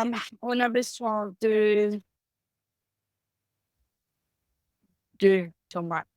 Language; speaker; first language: French; non-native, learner; Spanish